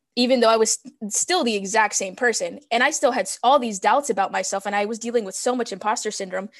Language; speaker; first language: English; early bilingual, other home language; Spanish